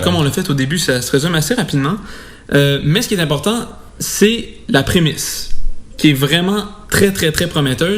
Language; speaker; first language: French; native; French